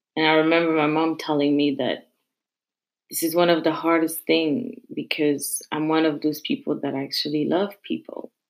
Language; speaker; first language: English; non-native, fluent; French